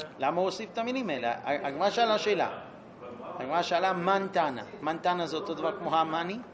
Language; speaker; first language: Hebrew; non-native, fluent; English